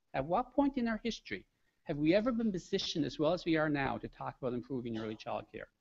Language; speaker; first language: English; native; English